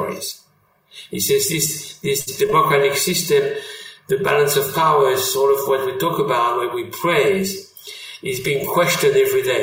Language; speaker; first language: English; non-native, fluent; French